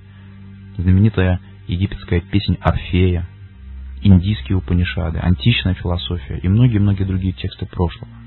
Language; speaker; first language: Russian; native; Russian